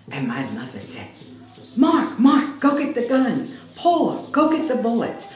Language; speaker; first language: English; native; English